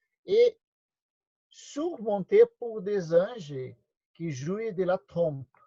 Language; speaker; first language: French; non-native, learner; Portuguese